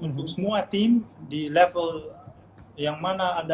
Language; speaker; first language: Indonesian; non-native, fluent; Dutch